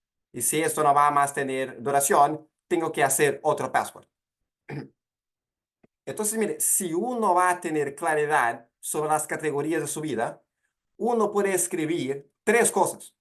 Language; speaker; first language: Spanish; non-native, fluent; Portuguese